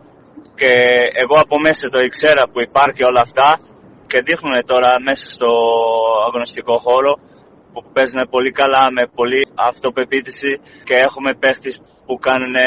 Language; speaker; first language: Greek; non-native, fluent; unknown